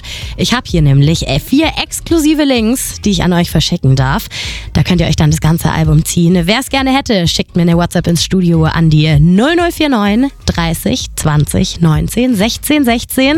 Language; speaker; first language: German; native; German